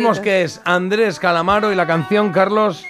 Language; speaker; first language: Spanish; native; Spanish